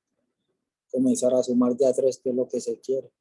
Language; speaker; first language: Spanish; native; Spanish